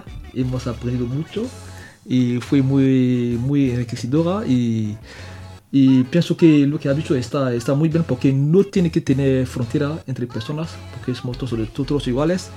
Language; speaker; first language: Spanish; non-native, fluent; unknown